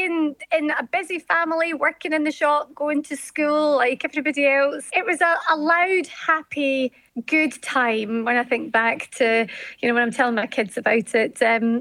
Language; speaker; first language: English; native; English